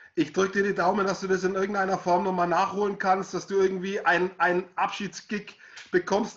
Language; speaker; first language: German; native; German